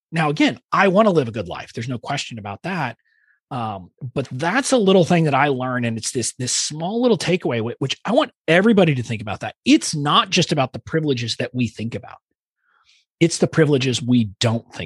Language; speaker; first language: English; native; English